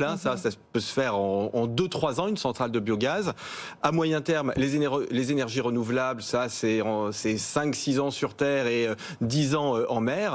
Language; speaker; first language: French; native; French